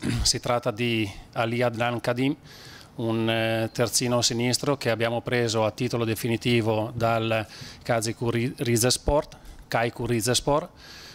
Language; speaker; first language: Italian; native; Italian